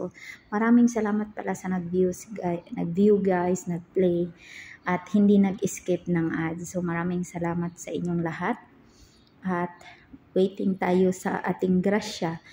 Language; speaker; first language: Filipino; non-native, local second language; Cebuano